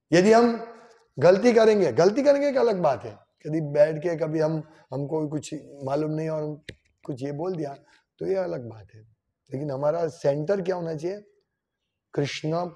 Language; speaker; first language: Hindi; non-native, local second language; Gujarati